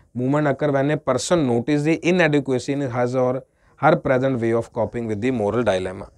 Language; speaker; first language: English; non-native, local second language; Punjabi